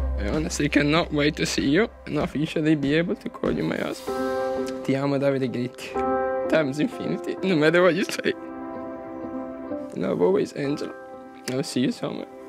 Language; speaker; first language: English; non-native, fluent; Italian